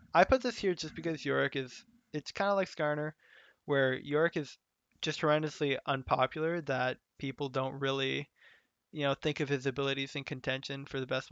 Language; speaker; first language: English; native; English